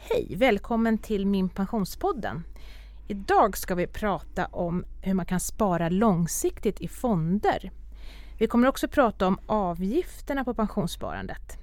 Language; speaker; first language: Swedish; native; Swedish